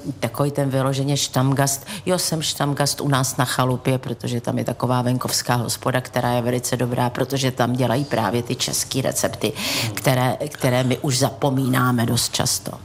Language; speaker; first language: Czech; native; Czech